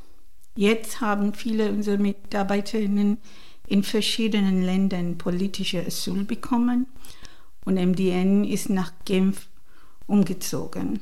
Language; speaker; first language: German; non-native, learner; Divehi